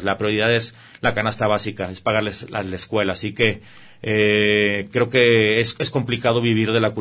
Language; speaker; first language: Spanish; native; Spanish